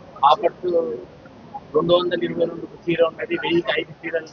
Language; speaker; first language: Telugu; native; Telugu